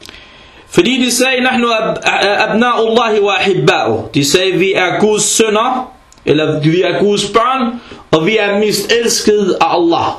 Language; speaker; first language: Danish; early bilingual, other home language; Arabic